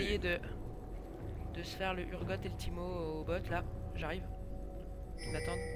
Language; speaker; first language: French; native; French